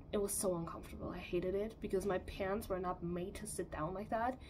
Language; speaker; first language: English; non-native, fluent; German